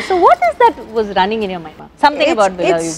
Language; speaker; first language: Tamil; native; Tamil